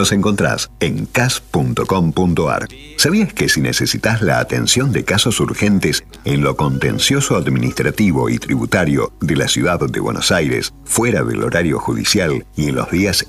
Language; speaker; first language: Spanish; native; Spanish